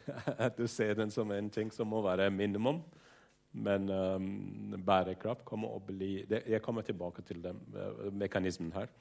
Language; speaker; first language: Norwegian; non-native, fluent; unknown